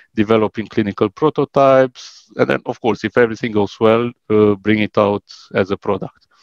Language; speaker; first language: English; non-native, fluent; Romanian